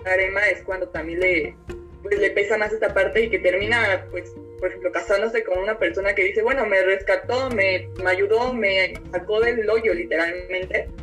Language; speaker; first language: Spanish; native; Spanish